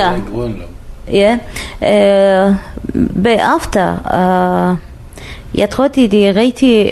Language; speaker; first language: Danish; non-native, learner; Arabic